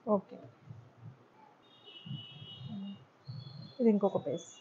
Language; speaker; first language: Telugu; native; Telugu